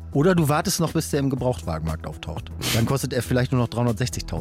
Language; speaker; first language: German; native; German